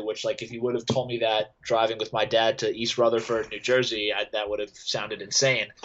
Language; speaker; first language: English; native; English